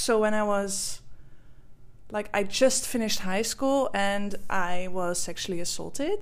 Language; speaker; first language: English; non-native, fluent; Dutch